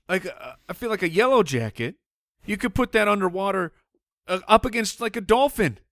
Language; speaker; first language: English; native; English